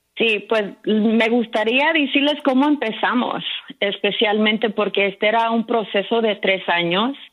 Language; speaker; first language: Spanish; early bilingual, heritage; Spanish